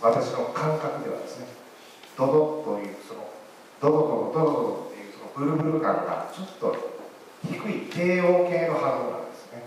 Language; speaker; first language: Japanese; native; Japanese